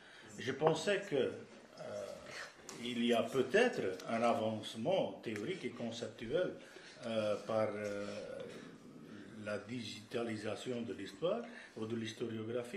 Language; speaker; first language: French; non-native, fluent; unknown